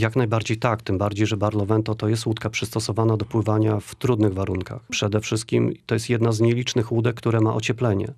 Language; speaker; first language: Polish; native; Polish